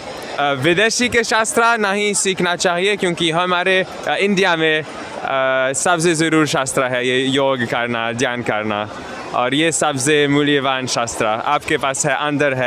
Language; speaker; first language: Hindi; non-native, learner; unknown